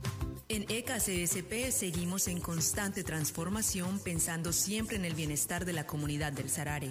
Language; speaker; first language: Spanish; native; Spanish